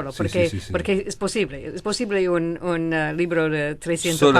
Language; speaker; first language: Spanish; non-native, fluent; English